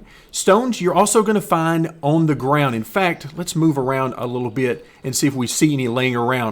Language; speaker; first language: English; native; English